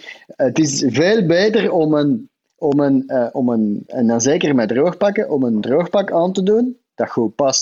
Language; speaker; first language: Dutch; native; Dutch